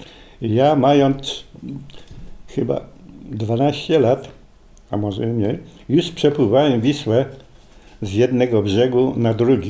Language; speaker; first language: Polish; native; Polish